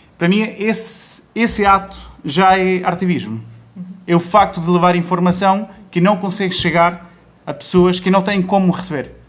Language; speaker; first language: Portuguese; non-native, fluent; Spanish